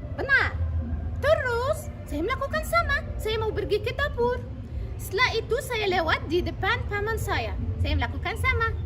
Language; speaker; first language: Indonesian; non-native, fluent; Arabic